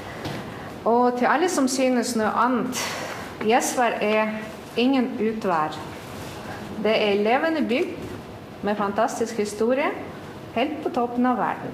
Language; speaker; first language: Norwegian; non-native, fluent; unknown